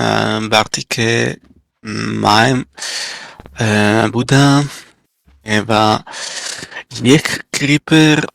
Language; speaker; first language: Persian; non-native, learner; Italian